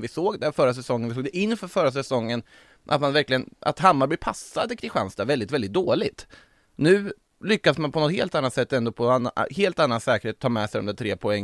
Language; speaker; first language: Swedish; native; Swedish